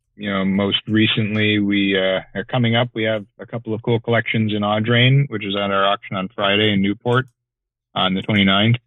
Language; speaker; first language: English; native; English